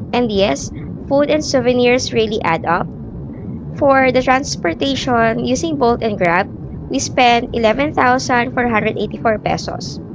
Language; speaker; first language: English; non-native, local second language; Filipino